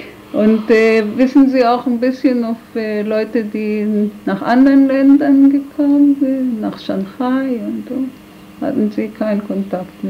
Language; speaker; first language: German; non-native, fluent; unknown